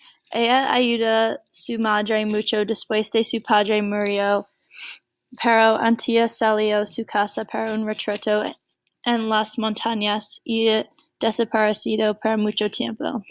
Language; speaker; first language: Spanish; non-native, learner; English